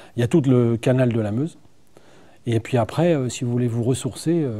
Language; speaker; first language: French; native; French